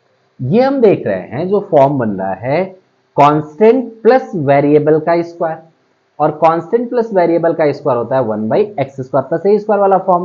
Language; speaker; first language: Hindi; native; Hindi